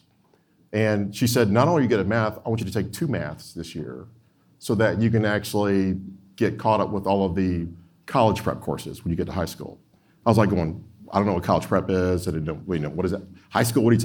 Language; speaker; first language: English; native; English